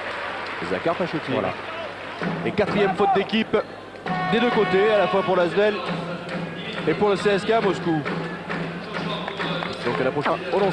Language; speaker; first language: French; native; French